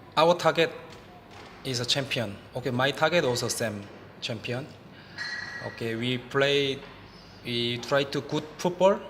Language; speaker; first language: English; non-native, learner; Korean